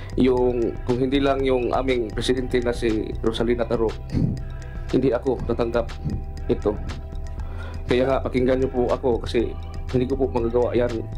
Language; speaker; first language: Filipino; non-native, local second language; Cebuano